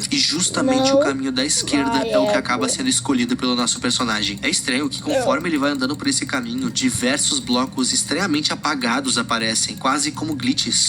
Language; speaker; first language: Portuguese; native; Portuguese